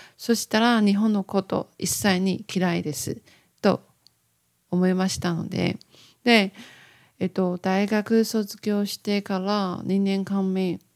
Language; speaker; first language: Japanese; non-native, learner; Chinese